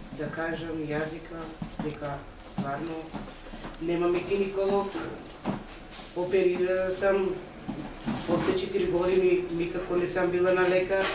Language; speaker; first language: Macedonian; non-native, local second language; Romany